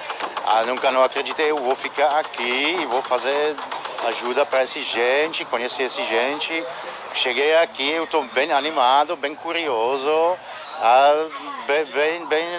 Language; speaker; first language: Portuguese; non-native, fluent; Czech